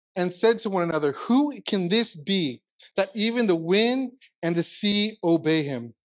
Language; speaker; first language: English; native; English